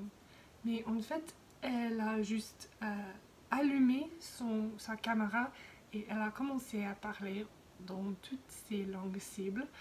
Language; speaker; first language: French; non-native, fluent; English